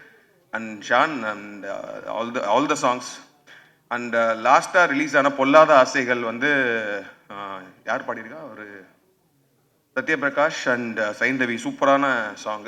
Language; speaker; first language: Tamil; native; Tamil